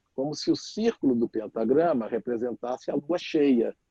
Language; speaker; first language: Portuguese; native; Portuguese